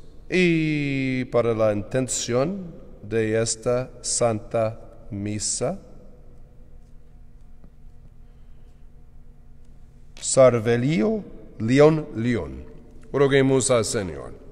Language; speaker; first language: Spanish; non-native, learner; English